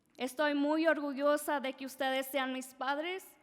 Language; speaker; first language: Spanish; early bilingual, other home language; English